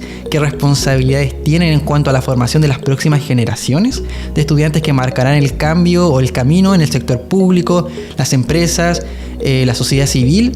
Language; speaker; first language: Spanish; native; Spanish